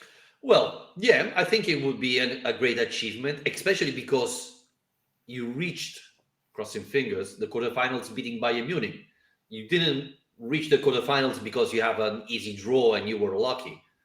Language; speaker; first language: English; non-native, fluent; Italian